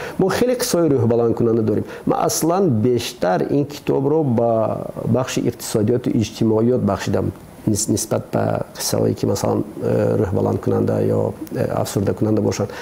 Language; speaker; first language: Persian; native; Persian